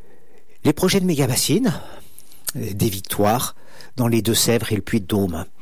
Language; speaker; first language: French; native; French